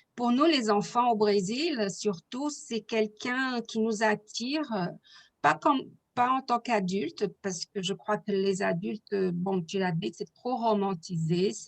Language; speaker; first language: French; non-native, fluent; Portuguese